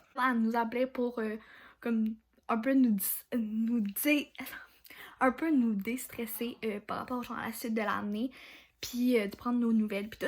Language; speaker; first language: French; native; French